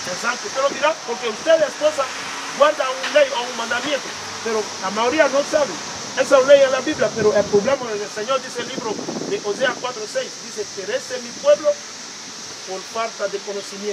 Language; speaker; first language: Spanish; non-native, learner; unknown